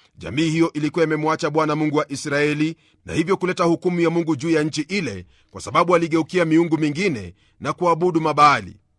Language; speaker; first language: Swahili; non-native, local second language; Luyia